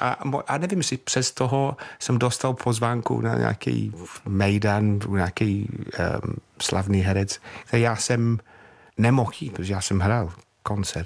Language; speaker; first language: Czech; non-native, fluent; English